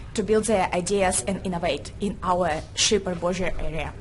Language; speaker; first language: English; non-native, fluent; Russian